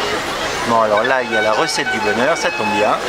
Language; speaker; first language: French; native; French